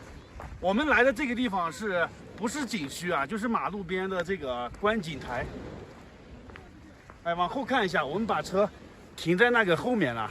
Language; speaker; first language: Chinese; native; Chinese